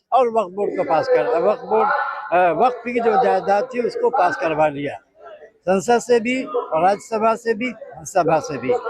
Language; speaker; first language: Urdu; native; Urdu